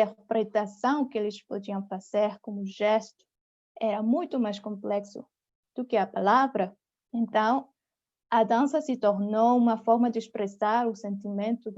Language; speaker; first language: Portuguese; non-native, fluent; Spanish